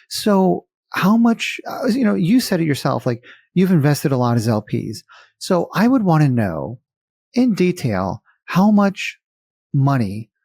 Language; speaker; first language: English; native; English